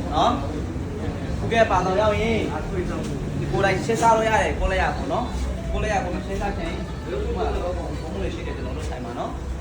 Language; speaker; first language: Burmese; native; Burmese